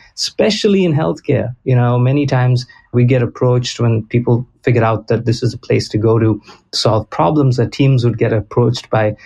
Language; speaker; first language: English; non-native, local second language; Konkani